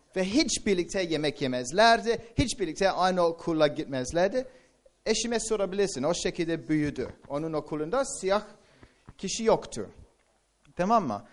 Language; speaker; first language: Turkish; non-native, fluent; English